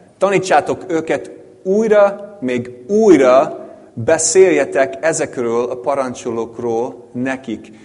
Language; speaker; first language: Hungarian; non-native, fluent; English